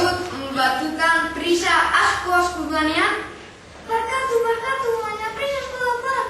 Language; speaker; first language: Basque; non-native, local second language; Spanish